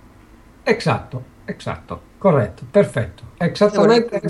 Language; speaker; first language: Spanish; non-native, learner; Italian